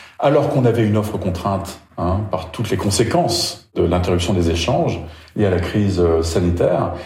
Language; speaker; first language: French; native; French